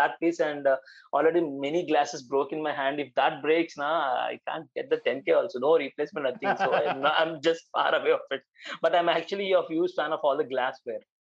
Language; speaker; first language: English; non-native, local second language; Telugu